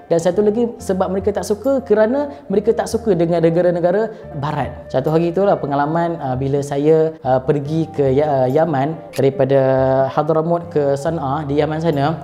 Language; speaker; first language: Malay; native; Malay